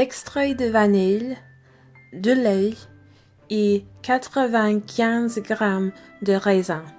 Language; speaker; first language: French; non-native, fluent; English